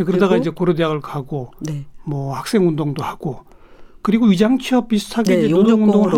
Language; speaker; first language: Korean; native; Korean